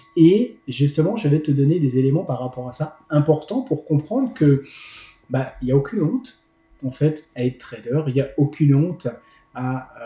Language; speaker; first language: French; native; French